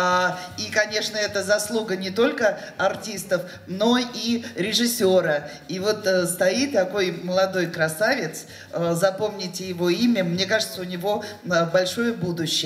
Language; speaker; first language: Russian; native; Russian